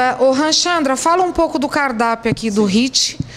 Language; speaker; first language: Portuguese; native; Portuguese